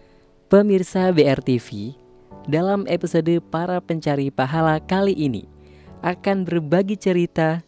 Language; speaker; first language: Indonesian; native; Indonesian